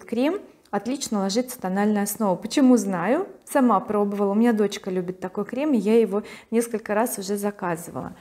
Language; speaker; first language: Russian; native; Russian